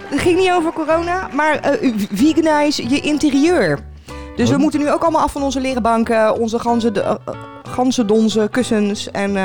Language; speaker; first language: Dutch; native; Dutch